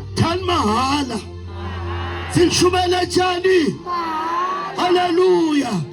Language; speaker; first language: Zulu; non-native, local second language; South Ndebele